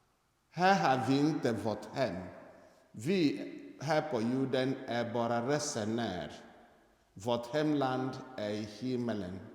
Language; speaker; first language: Swedish; non-native, fluent; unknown